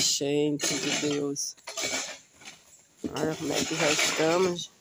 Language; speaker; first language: Portuguese; native; Portuguese